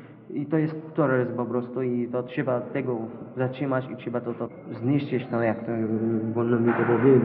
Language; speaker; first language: Polish; non-native, learner; Arabic